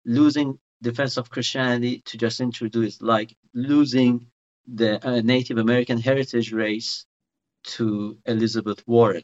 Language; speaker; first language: English; non-native, fluent; Persian